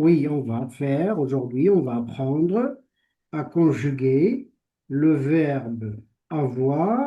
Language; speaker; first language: French; non-native, local second language; Arabic